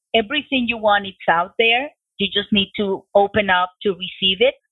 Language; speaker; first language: English; non-native, fluent; Spanish